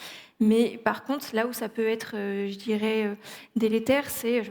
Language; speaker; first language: French; native; French